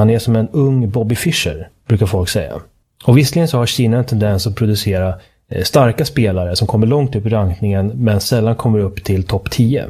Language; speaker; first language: Swedish; native; Swedish